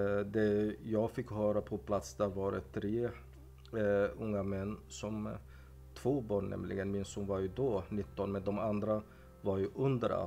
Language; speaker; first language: Swedish; non-native, fluent; Somali